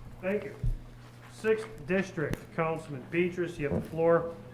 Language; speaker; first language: English; native; English